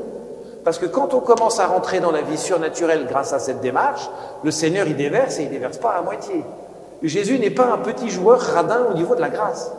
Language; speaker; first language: French; native; French